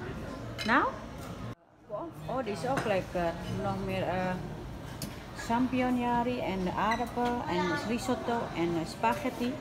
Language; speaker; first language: Dutch; non-native, learner; Indonesian